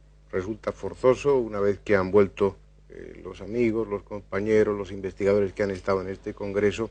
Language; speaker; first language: Spanish; native; Spanish